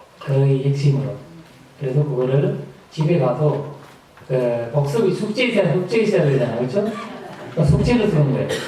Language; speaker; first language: Korean; non-native, fluent; Sinhala